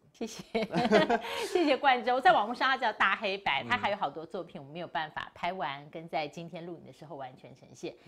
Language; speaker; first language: Chinese; native; Chinese